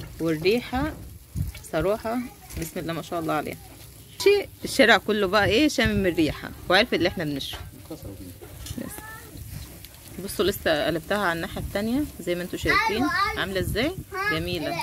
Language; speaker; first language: Arabic; native; Arabic